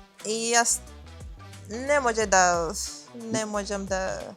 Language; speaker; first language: Macedonian; non-native, learner; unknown